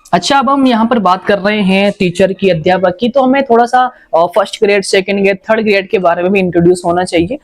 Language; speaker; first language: Hindi; native; Hindi